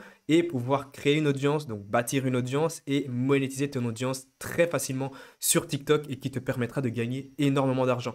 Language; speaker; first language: French; native; French